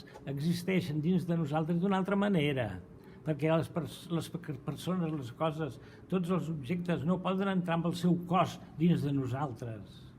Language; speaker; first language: Catalan; non-native, fluent; Portuguese